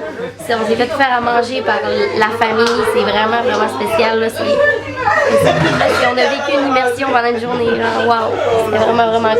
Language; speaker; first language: French; native; French